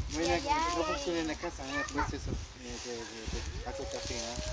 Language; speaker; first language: Spanish; non-native, learner; German